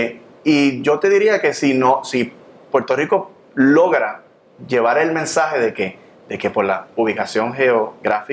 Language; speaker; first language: Spanish; native; Spanish